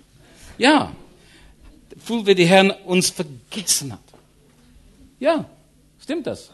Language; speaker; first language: German; non-native, learner; English